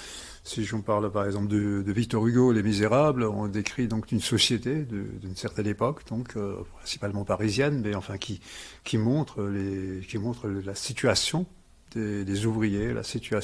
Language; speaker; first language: French; non-native, local second language; Swiss German